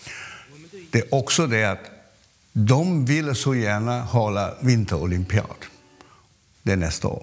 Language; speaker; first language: Swedish; non-native, fluent; Cantonese